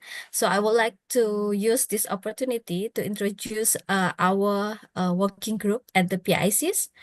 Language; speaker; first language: English; non-native, fluent; Indonesian